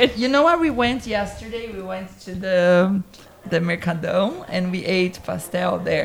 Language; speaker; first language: English; non-native, fluent; Portuguese